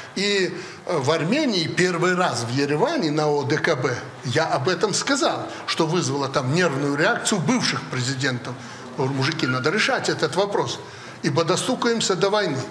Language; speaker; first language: Russian; native; Russian